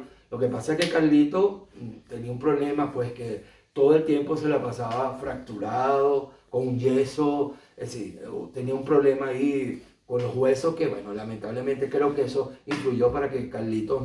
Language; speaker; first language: Spanish; native; Spanish